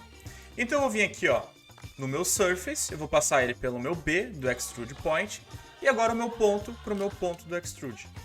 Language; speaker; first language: Portuguese; native; Portuguese